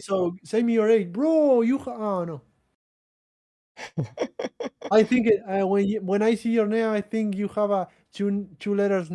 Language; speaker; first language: English; non-native, learner; Portuguese